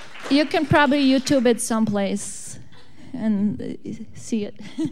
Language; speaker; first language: English; early bilingual, other home language; Polish